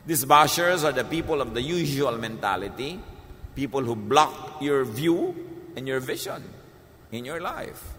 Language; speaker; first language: English; non-native, local second language; Filipino